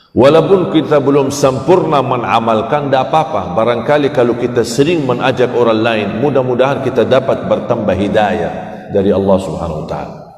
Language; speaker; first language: Malay; non-native, fluent; Arabic